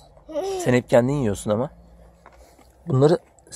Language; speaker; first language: Turkish; native; Turkish